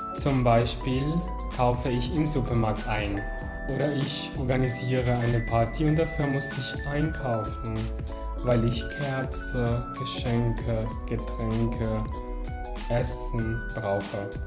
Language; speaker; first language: German; non-native, fluent; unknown